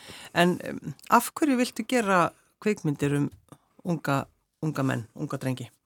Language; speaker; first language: Icelandic; native; Icelandic